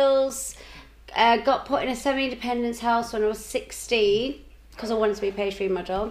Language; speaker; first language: English; native; English